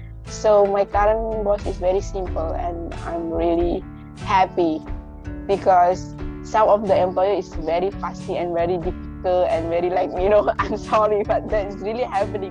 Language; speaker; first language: English; non-native, local second language; Indonesian